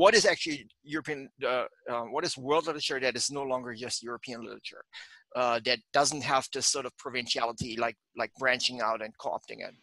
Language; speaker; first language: English; non-native, fluent; German